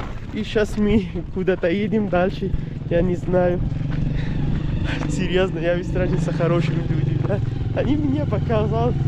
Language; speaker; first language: Russian; non-native, learner; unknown